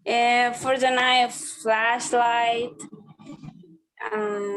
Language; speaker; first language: English; non-native, learner; Spanish